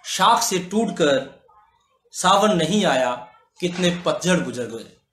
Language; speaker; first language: Hindi; native; Hindi